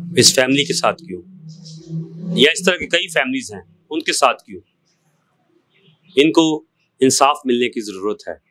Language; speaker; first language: Urdu; non-native, local second language; Punjabi